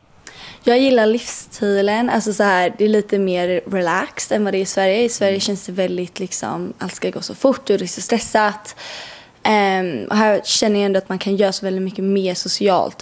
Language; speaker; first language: Swedish; native; Swedish